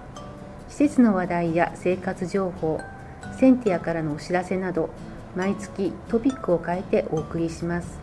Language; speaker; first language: Japanese; native; Japanese